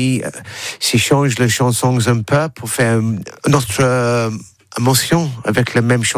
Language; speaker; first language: French; non-native, learner; English